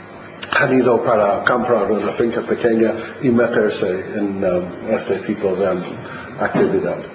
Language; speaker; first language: Spanish; non-native, fluent; English